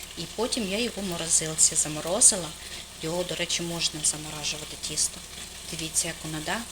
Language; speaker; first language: Ukrainian; non-native, local second language; Russian